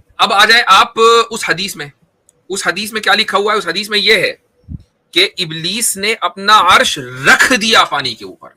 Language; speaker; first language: Urdu; native; Urdu